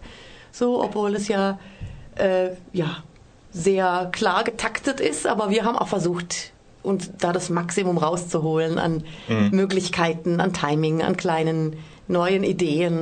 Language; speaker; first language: German; native; German